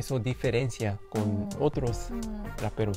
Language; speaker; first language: Spanish; non-native, fluent; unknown